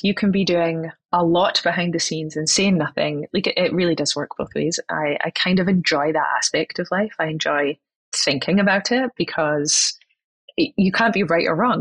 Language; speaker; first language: English; native; English